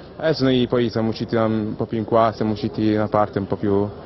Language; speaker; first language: Italian; native; Italian